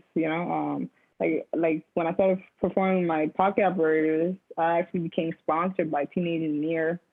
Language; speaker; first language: English; native; English